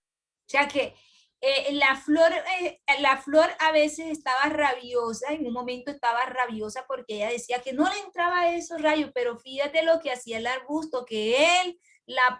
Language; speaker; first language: Spanish; native; Spanish